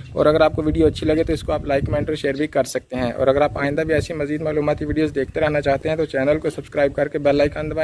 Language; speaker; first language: Urdu; non-native, local second language; Punjabi